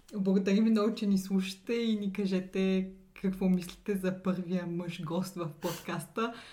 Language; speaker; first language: Bulgarian; native; Bulgarian